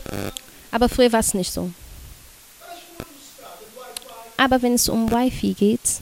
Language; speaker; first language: German; non-native, fluent; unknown